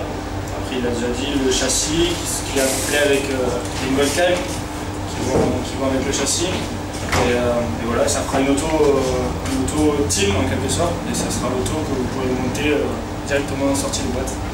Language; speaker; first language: French; native; French